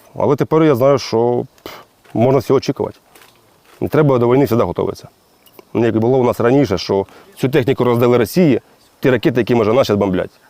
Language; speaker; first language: Ukrainian; non-native, local second language; Russian